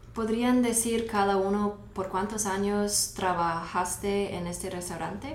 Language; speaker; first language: Spanish; non-native, fluent; English